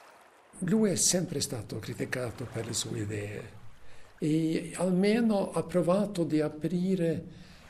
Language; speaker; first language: Italian; non-native, fluent; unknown